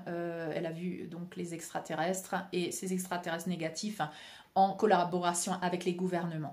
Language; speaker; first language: French; native; French